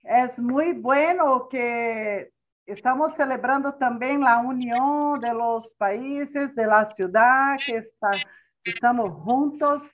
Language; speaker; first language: Spanish; non-native, learner; Portuguese